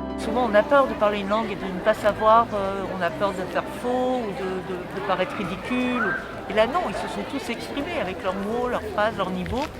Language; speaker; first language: French; native; French